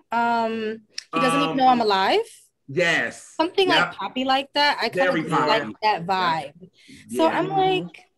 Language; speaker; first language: English; native; English